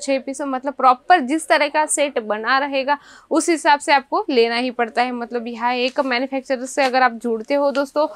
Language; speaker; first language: Hindi; native; Hindi